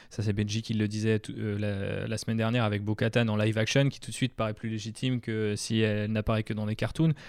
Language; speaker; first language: French; native; French